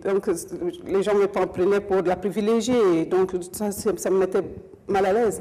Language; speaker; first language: French; non-native, local second language; Mossi